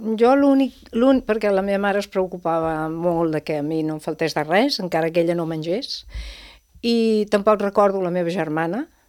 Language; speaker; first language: Catalan; non-native, local second language; Spanish